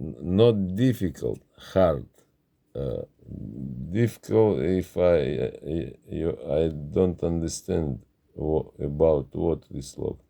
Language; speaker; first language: English; non-native, learner; Russian